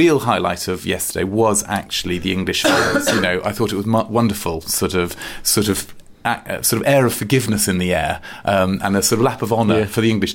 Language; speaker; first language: English; native; English